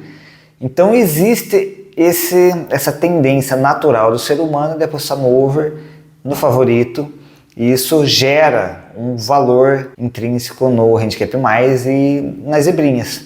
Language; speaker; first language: Portuguese; native; Portuguese